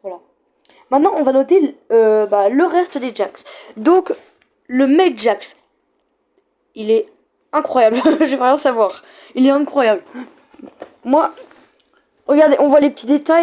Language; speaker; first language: French; native; French